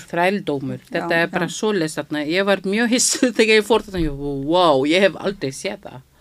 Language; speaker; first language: Icelandic; non-native, fluent; Filipino